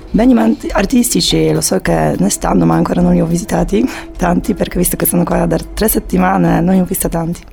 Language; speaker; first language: Italian; non-native, fluent; Polish